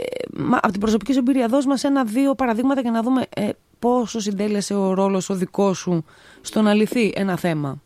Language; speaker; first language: Greek; native; Greek